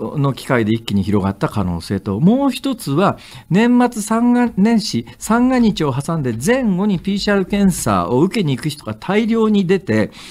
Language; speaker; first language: Japanese; native; Japanese